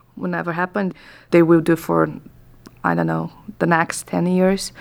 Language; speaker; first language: English; non-native, fluent; Portuguese